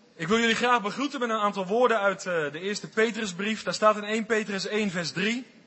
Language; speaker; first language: Dutch; native; Dutch